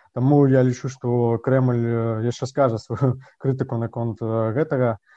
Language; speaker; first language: Belarusian; native; Belarusian